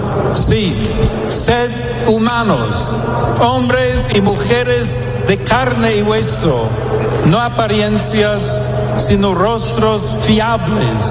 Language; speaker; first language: Spanish; non-native, fluent; English